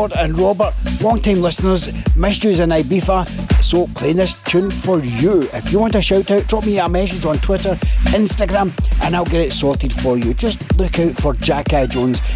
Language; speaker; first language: English; native; English